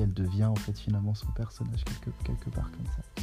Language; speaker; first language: French; native; French